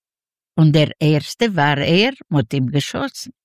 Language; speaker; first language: German; non-native, learner; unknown